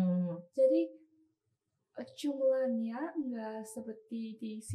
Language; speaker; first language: Indonesian; non-native, learner; Chinese